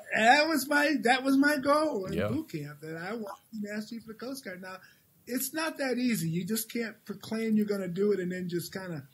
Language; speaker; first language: English; native; English